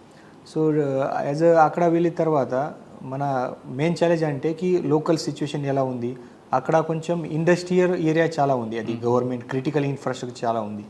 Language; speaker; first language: Telugu; non-native, learner; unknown